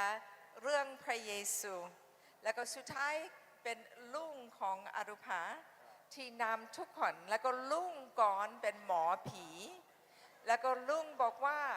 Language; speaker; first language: Thai; non-native, fluent; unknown